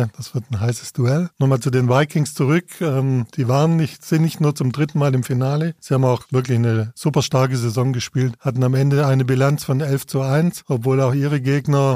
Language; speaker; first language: German; native; German